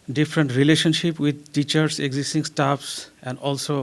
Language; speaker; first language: English; non-native, local second language; Bangla